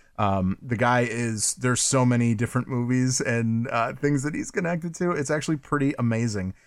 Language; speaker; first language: English; native; English